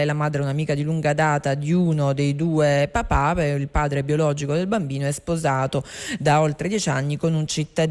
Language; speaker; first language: Italian; native; Italian